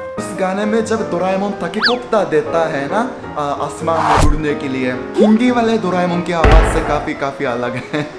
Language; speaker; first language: Hindi; non-native, fluent; Japanese